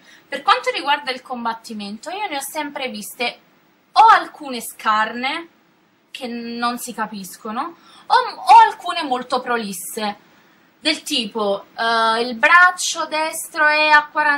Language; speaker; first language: Italian; native; Italian